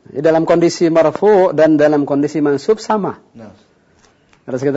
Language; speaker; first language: Indonesian; native; Indonesian